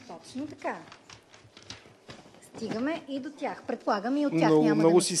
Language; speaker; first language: Bulgarian; native; Bulgarian